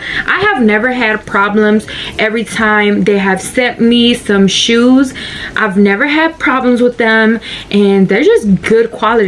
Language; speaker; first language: English; native; English